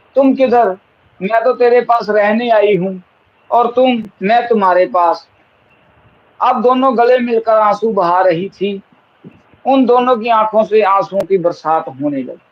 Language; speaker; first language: Hindi; non-native, local second language; Punjabi